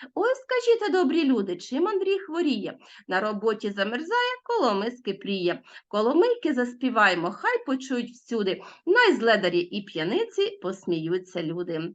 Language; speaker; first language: Ukrainian; native; Ukrainian